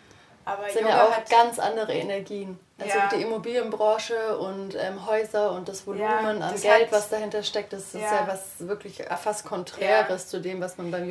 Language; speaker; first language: German; native; German